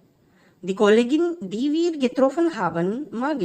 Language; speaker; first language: German; non-native, fluent; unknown